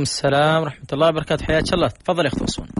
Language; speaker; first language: Arabic; native; Arabic